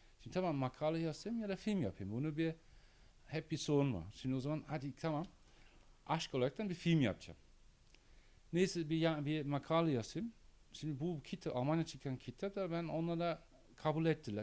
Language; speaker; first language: Turkish; non-native, learner; German